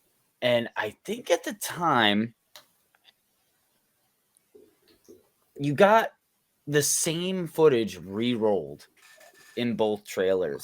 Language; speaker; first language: English; native; English